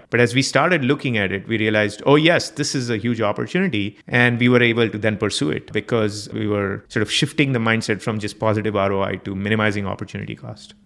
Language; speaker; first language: English; non-native, local second language; Gujarati